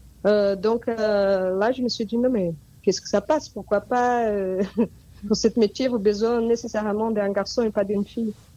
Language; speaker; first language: French; non-native, fluent; Portuguese